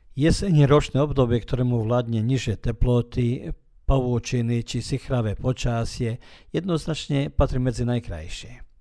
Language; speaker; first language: Slovak; early bilingual, heritage; Slovak